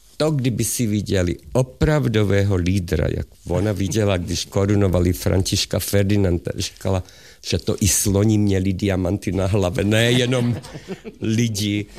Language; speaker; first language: Czech; non-native, local second language; Hungarian